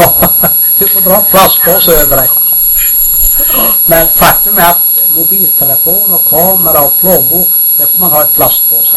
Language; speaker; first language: Swedish; native; Swedish